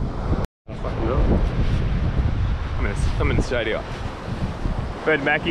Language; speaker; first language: English; native; English